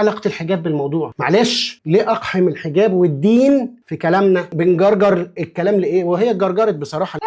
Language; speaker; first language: Arabic; native; Arabic